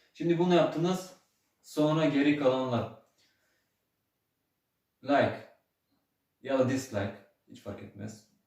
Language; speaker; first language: Turkish; early bilingual, heritage; Turkish